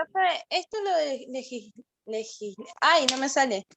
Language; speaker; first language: Spanish; native; Spanish